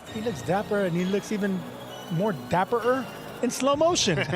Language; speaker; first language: English; native; English